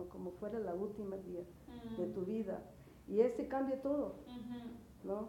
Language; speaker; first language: Spanish; early bilingual, heritage; English